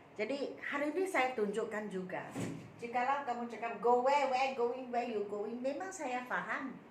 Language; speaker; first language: Malay; non-native, local second language; Min Nan Chinese